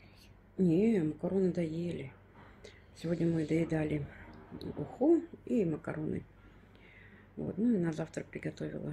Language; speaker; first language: Russian; native; Russian